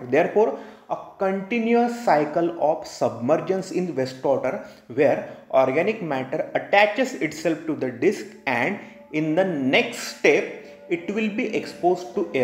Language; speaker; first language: English; non-native, local second language; Hindi